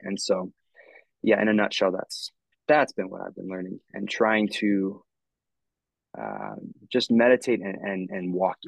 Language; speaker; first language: English; native; English